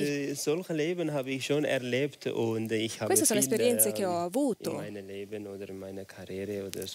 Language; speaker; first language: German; non-native, learner; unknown